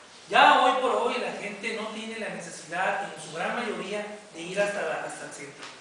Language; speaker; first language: Spanish; native; Spanish